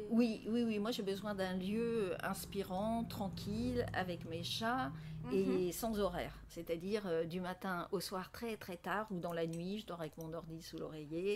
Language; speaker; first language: French; native; French